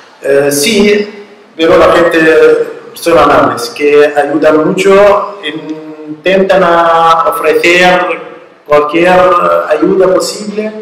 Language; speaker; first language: Spanish; non-native, learner; Arabic